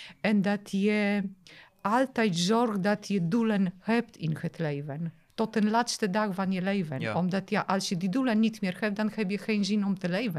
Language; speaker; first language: Dutch; non-native, fluent; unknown